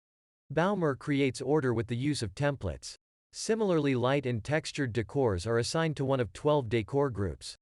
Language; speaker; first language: English; non-native, fluent; German